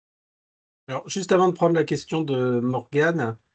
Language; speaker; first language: French; native; French